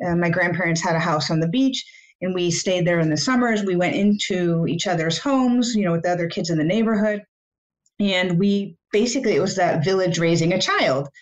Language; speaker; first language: English; native; English